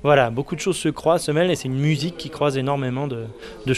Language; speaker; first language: French; native; French